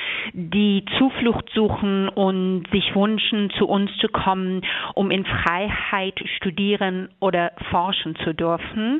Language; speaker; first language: German; non-native, fluent; Persian